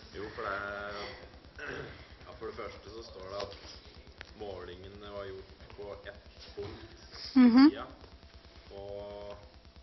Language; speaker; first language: Norwegian; native; Norwegian